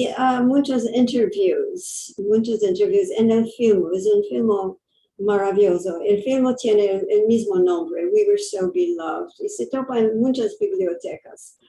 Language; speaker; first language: Spanish; early bilingual, heritage; English